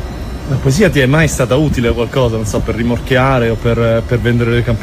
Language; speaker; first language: Italian; native; Italian